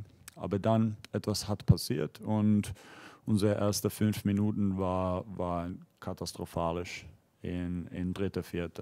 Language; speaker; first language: German; non-native, fluent; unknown